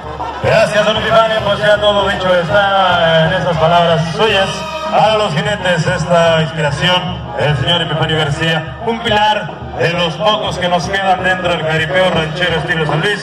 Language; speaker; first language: Spanish; native; Spanish